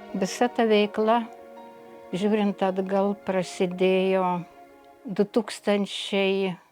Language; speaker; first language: Lithuanian; native; Lithuanian